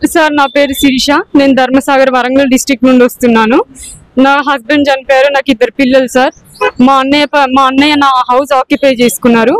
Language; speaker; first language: Telugu; native; Telugu